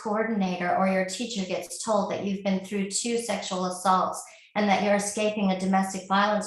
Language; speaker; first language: English; native; English